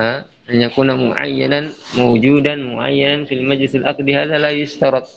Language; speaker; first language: Arabic; non-native, fluent; Indonesian